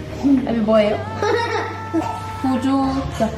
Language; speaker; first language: Korean; non-native, learner; English